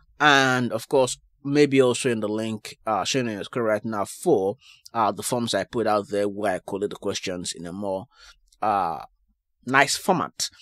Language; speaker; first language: English; non-native, local second language; Yoruba